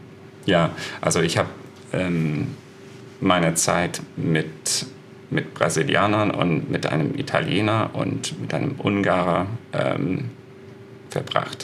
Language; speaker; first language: German; non-native, fluent; English